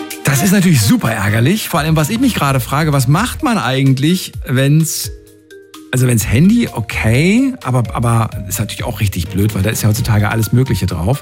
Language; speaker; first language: German; native; German